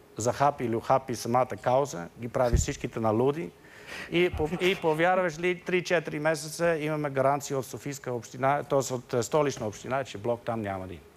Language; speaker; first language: Bulgarian; non-native, fluent; Dutch